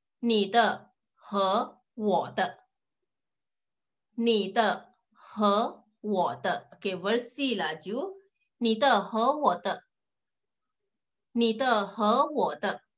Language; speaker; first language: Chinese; non-native, local second language; Malay